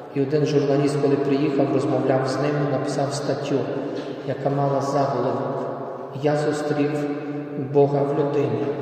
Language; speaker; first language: Ukrainian; non-native, fluent; Polish